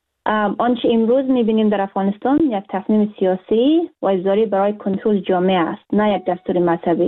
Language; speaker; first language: Persian; native; Persian